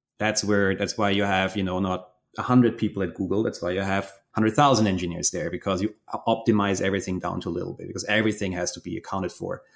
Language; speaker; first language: English; non-native, fluent; German